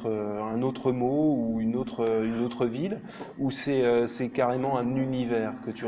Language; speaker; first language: French; native; French